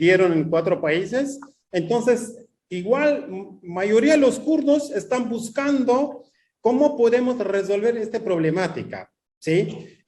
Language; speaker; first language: Spanish; non-native, fluent; Kurdish